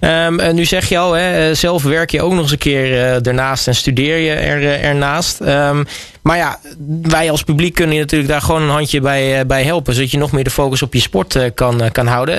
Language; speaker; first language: Dutch; native; Dutch